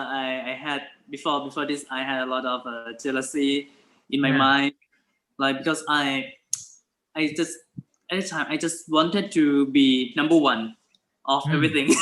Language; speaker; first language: English; non-native, learner; Thai